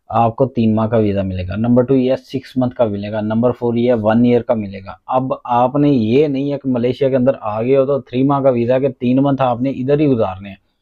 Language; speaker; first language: Urdu; non-native, local second language; Punjabi